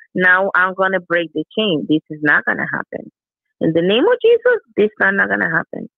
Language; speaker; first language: English; non-native, fluent; Spanish